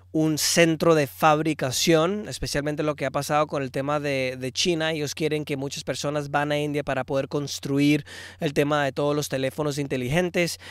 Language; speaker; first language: Spanish; early bilingual, heritage; Spanish